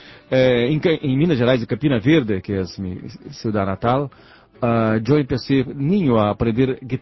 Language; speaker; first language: Spanish; non-native, learner; Portuguese